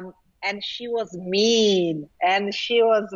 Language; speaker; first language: English; non-native, fluent; Italian